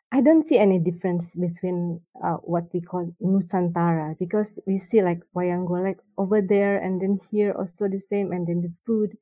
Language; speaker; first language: English; non-native, learner; Indonesian